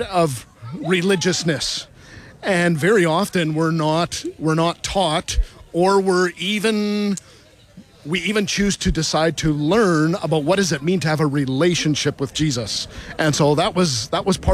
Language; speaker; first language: English; native; English